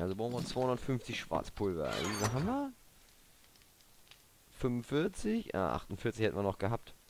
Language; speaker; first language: German; native; German